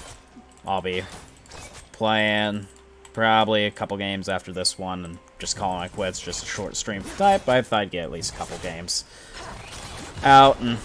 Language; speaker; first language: English; native; English